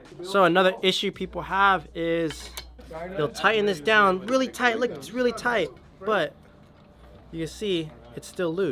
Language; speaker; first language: English; native; English